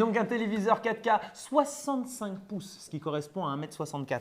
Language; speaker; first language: French; native; French